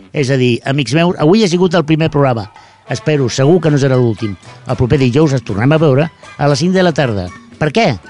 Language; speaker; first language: Catalan; native; Catalan